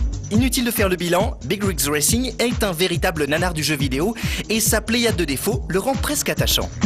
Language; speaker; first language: French; native; French